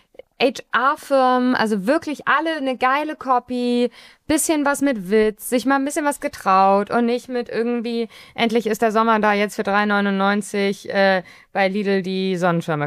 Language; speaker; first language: German; native; German